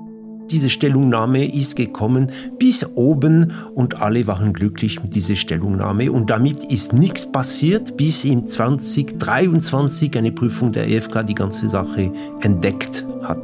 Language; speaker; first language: German; non-native, local second language; French